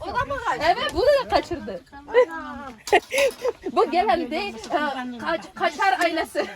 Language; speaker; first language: Turkish; non-native, learner; Russian